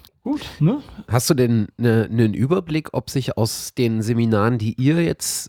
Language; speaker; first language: German; native; German